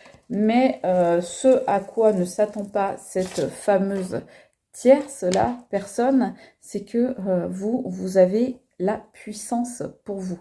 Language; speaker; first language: French; native; French